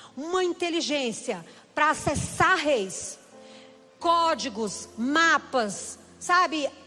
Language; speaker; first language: Portuguese; native; Portuguese